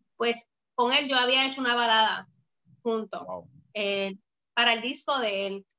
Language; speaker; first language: Spanish; native; Spanish